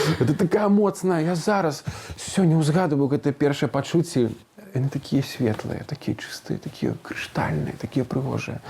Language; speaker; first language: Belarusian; non-native, local second language; Russian